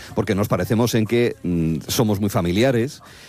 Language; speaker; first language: Spanish; native; Spanish